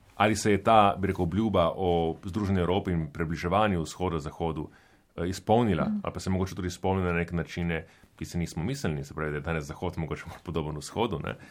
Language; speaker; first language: Slovenian; native; Slovenian